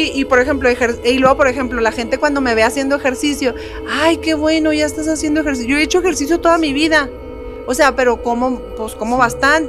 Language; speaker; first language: Spanish; native; Spanish